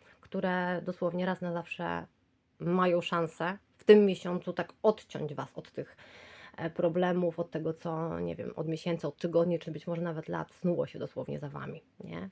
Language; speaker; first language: Polish; native; Polish